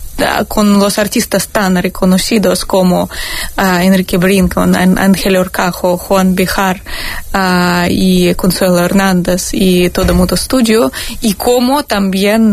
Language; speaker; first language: Spanish; non-native, fluent; Russian